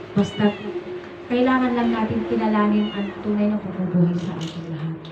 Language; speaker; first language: Filipino; non-native, local second language; Iloko